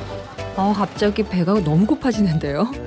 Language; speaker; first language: Korean; native; Korean